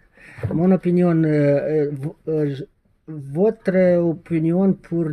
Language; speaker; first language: French; non-native, learner; Romanian